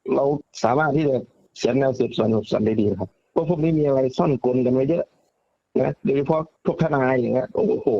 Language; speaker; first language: Thai; native; Thai